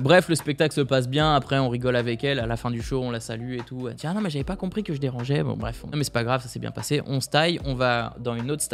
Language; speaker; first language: French; native; French